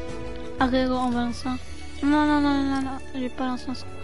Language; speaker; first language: French; native; French